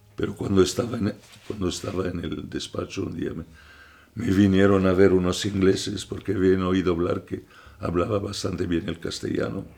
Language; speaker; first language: Spanish; non-native, fluent; Arabic